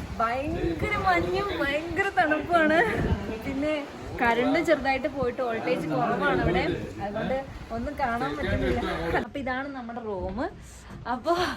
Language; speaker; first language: Malayalam; native; Malayalam